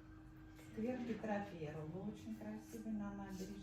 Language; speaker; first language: Russian; native; Russian